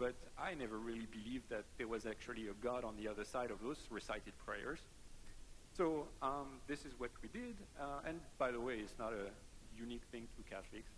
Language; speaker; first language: English; non-native, fluent; French